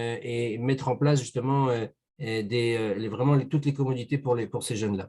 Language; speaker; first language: French; native; French